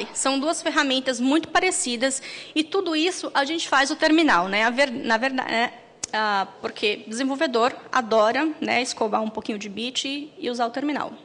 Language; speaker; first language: Portuguese; native; Portuguese